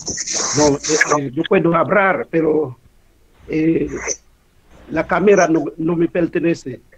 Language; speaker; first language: Spanish; non-native, learner; Haitian Creole